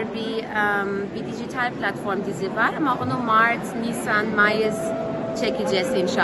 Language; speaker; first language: Turkish; early bilingual, heritage; German